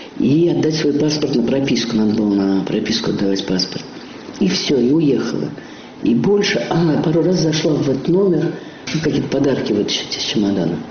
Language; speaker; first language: Russian; native; Russian